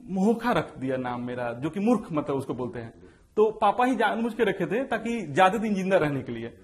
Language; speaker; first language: Hindi; native; Hindi